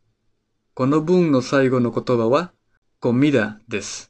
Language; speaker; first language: Japanese; non-native, fluent; Spanish